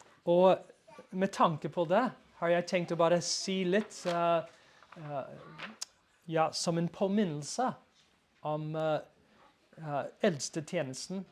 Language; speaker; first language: Norwegian; non-native, fluent; English